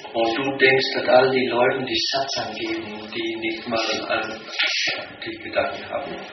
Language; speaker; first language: German; non-native, fluent; Danish